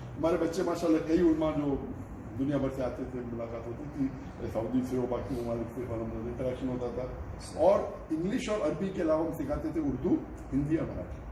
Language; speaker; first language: Urdu; native; Urdu